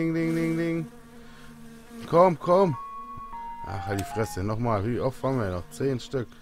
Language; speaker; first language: German; native; German